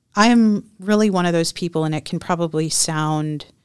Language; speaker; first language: English; native; English